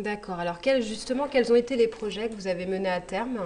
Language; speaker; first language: French; native; French